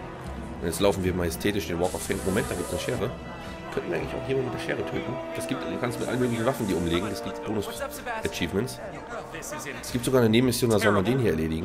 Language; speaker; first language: German; native; German